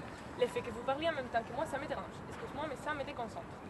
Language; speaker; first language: French; native; French